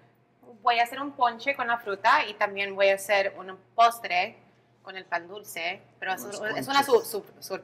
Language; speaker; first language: Spanish; early bilingual, heritage; Spanish